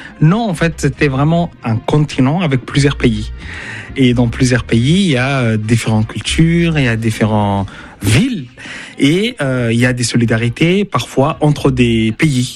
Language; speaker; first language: French; non-native, fluent; Arabic